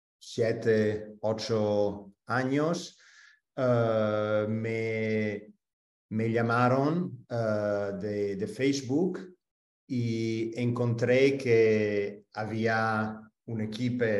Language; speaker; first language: Spanish; non-native, fluent; Italian